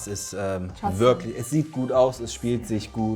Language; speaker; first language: German; native; German